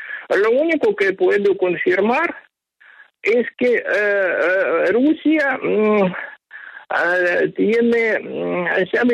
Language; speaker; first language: Spanish; non-native, fluent; Ukrainian